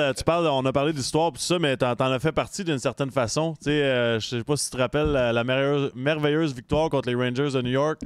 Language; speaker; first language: French; native; French